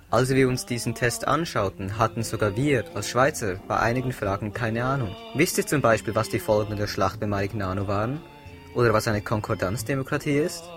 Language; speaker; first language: German; native; German